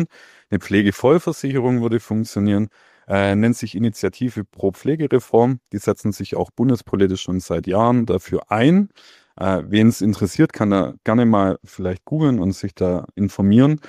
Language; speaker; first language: German; native; German